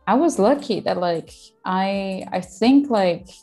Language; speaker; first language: English; non-native, fluent; Portuguese